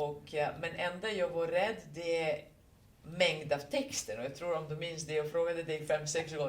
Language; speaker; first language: Swedish; non-native, fluent; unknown